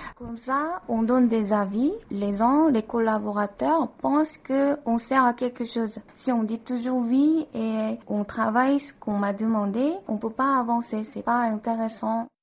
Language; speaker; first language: French; non-native, fluent; Korean